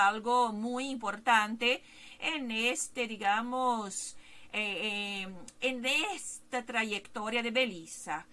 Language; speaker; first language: Spanish; non-native, fluent; Portuguese